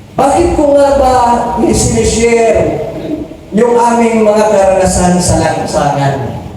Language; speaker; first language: Filipino; non-native, local second language; Cebuano